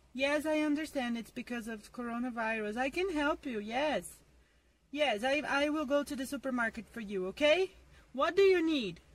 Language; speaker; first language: English; non-native, fluent; Portuguese